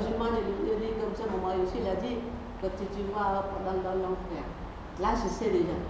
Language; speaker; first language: French; non-native, learner; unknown